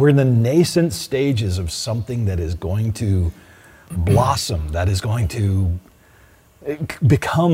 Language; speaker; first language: English; native; English